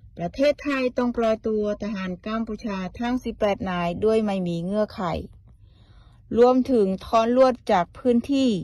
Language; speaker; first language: Thai; non-native, local second language; Khmer